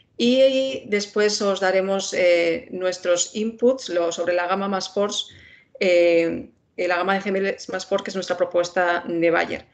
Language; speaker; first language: Spanish; native; Spanish